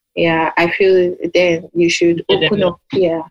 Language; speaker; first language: English; non-native, local second language; Yoruba